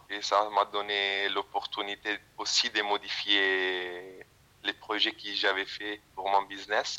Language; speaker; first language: French; non-native, fluent; Italian